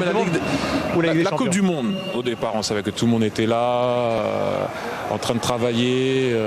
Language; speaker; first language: French; native; French